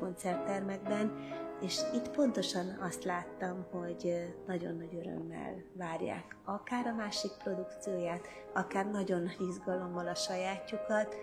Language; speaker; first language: Hungarian; native; Hungarian